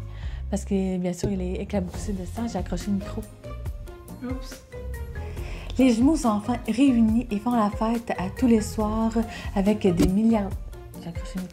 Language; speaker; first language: French; native; French